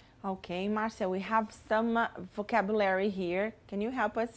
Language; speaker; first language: English; non-native, fluent; Portuguese